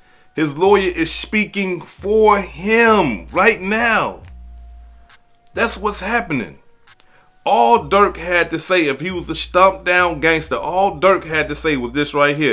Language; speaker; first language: English; native; English